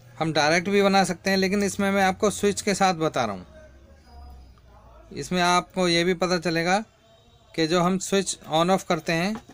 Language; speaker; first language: Hindi; native; Hindi